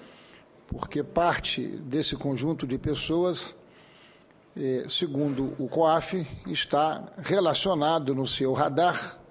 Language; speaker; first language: Portuguese; native; Portuguese